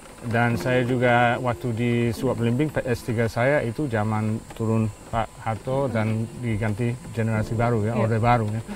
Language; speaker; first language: Indonesian; non-native, fluent; English